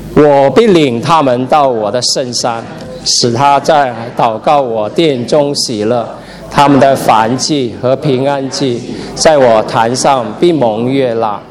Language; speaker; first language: Chinese; native; Chinese